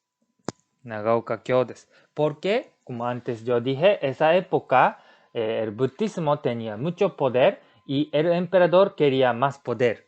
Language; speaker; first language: Spanish; non-native, learner; Japanese